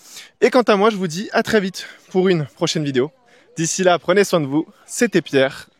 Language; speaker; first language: French; native; French